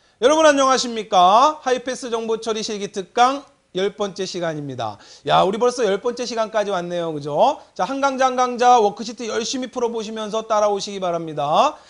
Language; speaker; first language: Korean; native; Korean